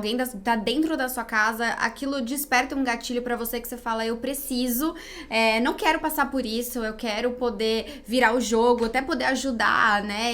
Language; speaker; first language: Portuguese; native; Portuguese